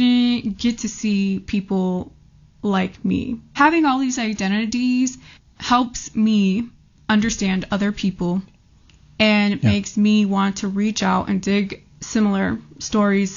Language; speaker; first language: English; native; English